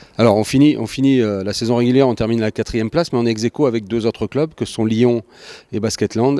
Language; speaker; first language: French; native; French